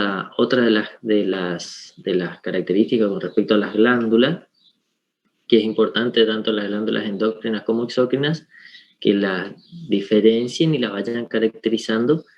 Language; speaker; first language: Spanish; native; Spanish